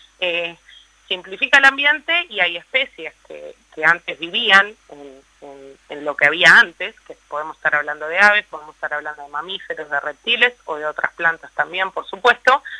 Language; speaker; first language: Spanish; native; Spanish